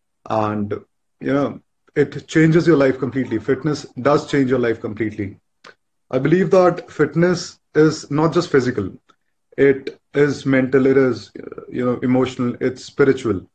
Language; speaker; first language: English; non-native, local second language; Hindi